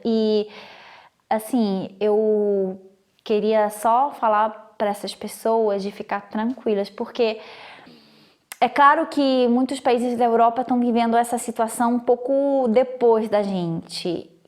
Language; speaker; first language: Portuguese; non-native, fluent; Italian